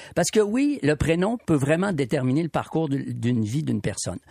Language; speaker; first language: French; native; French